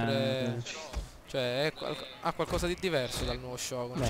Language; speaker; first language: Italian; native; Italian